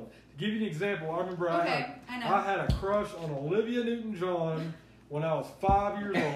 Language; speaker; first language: English; native; English